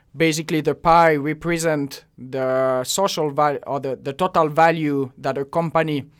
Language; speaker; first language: English; non-native, fluent; French